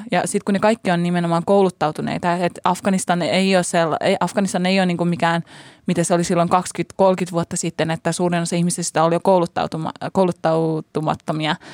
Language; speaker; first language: Finnish; early bilingual, other home language; Persian